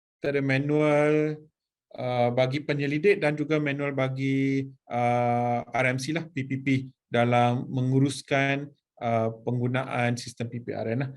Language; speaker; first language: Malay; native; Malay